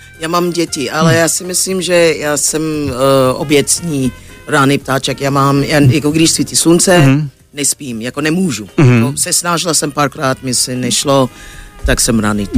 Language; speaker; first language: Czech; non-native, fluent; English